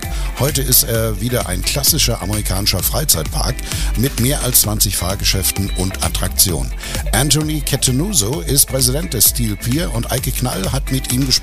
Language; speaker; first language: German; native; German